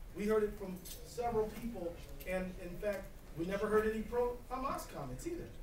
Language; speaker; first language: English; native; English